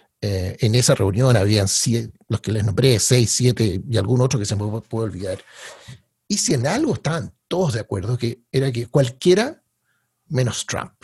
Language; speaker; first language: Spanish; native; Spanish